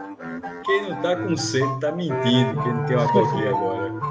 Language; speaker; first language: Portuguese; native; Portuguese